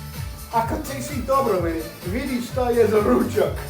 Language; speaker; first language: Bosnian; non-native, learner; English